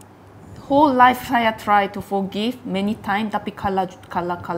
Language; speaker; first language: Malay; non-native, fluent; Korean